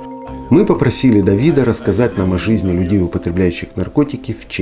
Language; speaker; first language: Russian; native; Russian